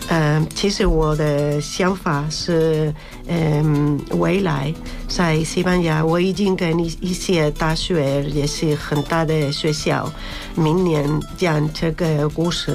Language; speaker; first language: Chinese; non-native, fluent; Spanish